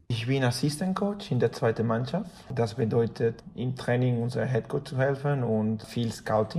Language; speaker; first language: German; non-native, fluent; Spanish